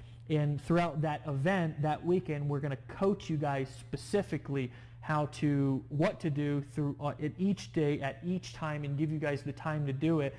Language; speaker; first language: English; native; English